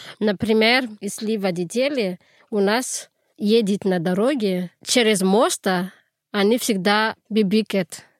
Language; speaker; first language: Russian; non-native, fluent; Malagasy